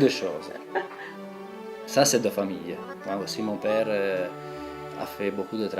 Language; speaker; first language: French; non-native, local second language; Italian